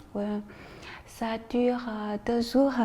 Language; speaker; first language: French; non-native, learner; Chinese